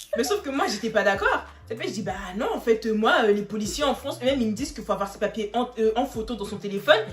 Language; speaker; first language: French; native; French